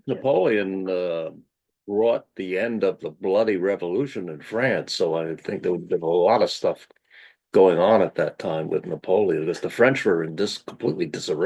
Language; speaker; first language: English; native; English